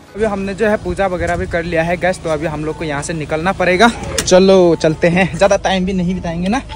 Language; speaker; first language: Hindi; non-native, local second language; Chakma